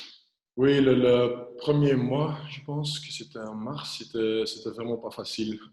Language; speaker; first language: French; non-native, local second language; Dutch